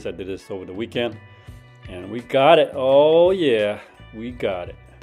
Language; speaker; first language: English; native; English